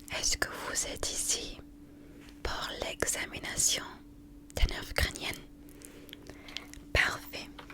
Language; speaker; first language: French; non-native, fluent; English